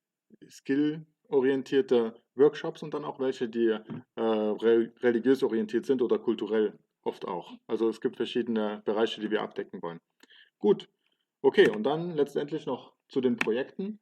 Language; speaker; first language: German; early bilingual, other home language; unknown